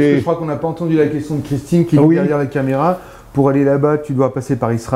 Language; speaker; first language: French; native; French